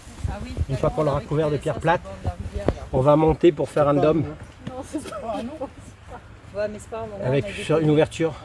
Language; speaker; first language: French; native; French